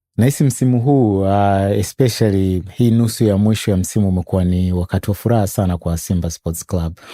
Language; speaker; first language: Swahili; native; Swahili